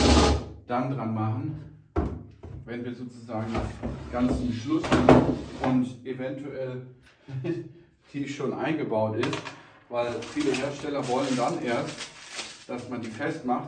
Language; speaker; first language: German; native; German